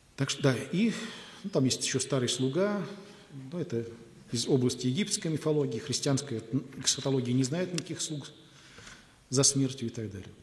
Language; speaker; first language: Russian; native; Russian